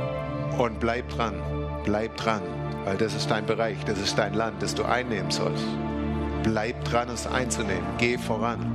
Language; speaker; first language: German; native; German